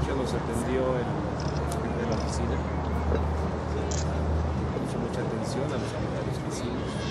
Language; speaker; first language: Spanish; native; Spanish